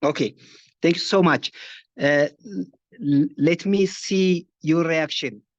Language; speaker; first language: English; non-native, local second language; Amharic